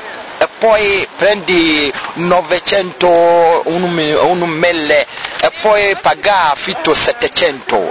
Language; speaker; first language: Italian; non-native, learner; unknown